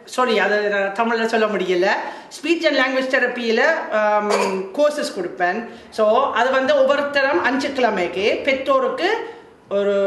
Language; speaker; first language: Tamil; non-native, fluent; German